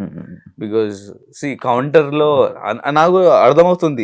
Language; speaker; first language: Telugu; non-native, learner; Hindi